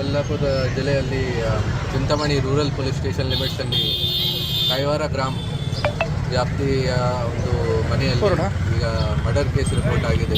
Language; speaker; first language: Kannada; non-native, fluent; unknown